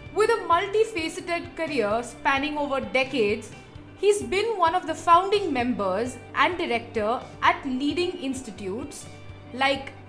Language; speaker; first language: English; non-native, local second language; Hindi